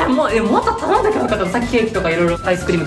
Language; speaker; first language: Japanese; native; Japanese